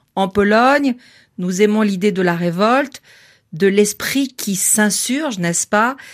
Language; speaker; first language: French; native; French